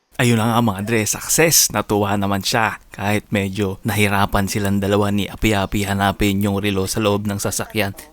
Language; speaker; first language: Filipino; native; Filipino